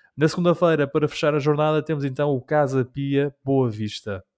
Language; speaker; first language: Portuguese; early bilingual, heritage; English